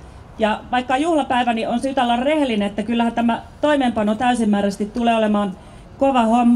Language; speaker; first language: Finnish; native; Finnish